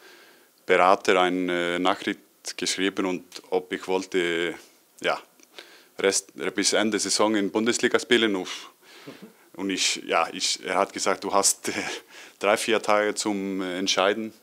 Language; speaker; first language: German; non-native, learner; Icelandic